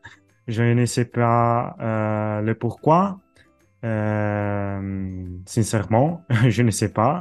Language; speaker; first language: French; non-native, learner; Italian